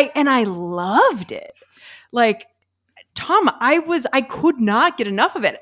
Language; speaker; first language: English; native; English